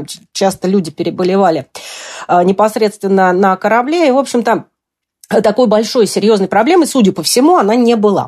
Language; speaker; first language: Russian; native; Russian